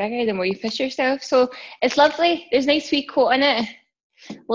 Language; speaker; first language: English; native; English